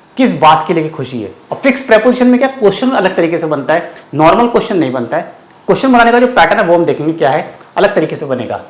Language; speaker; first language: Hindi; native; Hindi